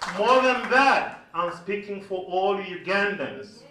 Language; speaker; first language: English; non-native, local second language; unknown